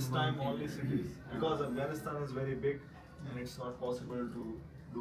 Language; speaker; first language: English; non-native, local second language; Hindi